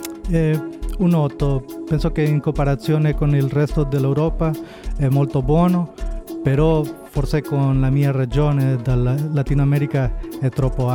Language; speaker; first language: Italian; non-native, learner; Spanish